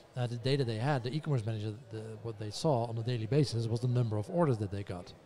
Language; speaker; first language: English; non-native, fluent; Dutch